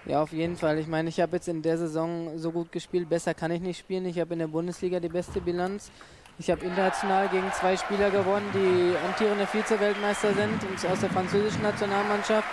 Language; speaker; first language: German; native; German